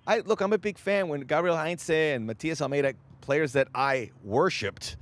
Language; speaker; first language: English; native; English